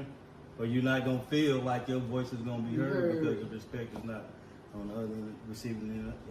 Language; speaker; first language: English; native; English